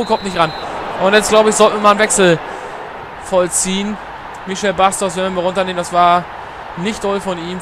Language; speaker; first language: German; native; German